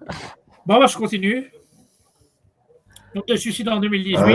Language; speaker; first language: French; native; French